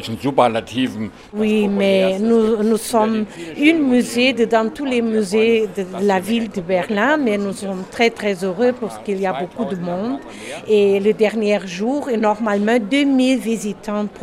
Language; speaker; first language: French; non-native, learner; German